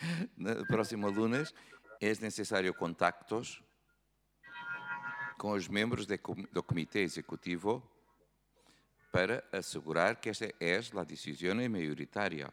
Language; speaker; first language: Spanish; non-native, learner; Portuguese